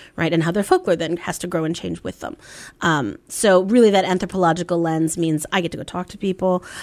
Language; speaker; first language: English; native; English